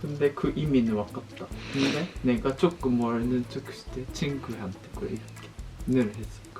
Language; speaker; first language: Korean; non-native, learner; Japanese